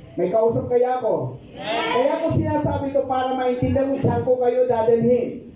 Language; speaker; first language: Filipino; non-native, local second language; Pampanga